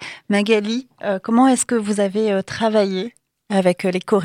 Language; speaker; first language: French; native; French